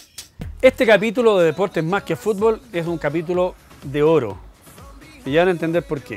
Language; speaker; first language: Spanish; native; Spanish